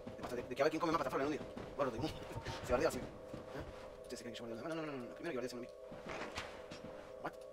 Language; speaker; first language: Spanish; native; Spanish